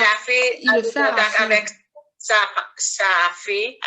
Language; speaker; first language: French; non-native, learner; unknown